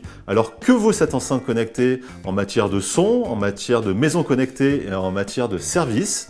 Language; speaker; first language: French; native; French